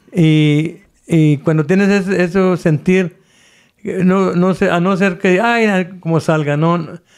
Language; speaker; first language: Spanish; native; Spanish